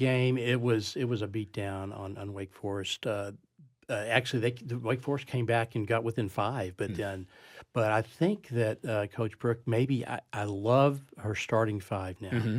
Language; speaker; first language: English; native; English